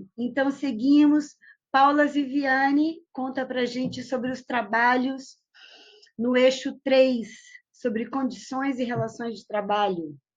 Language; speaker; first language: Portuguese; native; Portuguese